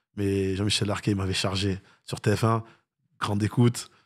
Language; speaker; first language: French; native; French